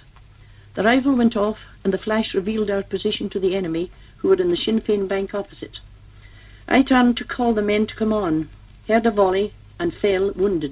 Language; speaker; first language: English; native; English